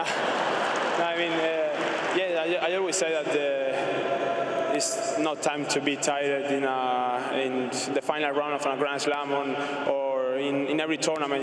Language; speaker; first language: English; non-native, fluent; Spanish